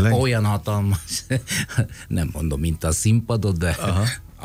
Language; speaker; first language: Hungarian; non-native, fluent; Italian